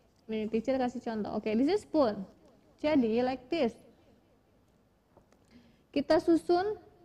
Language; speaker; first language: English; non-native, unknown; Indonesian